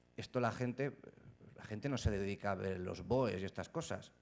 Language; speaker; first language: Spanish; native; Spanish